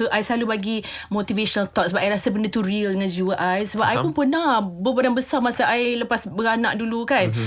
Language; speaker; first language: Malay; native; Malay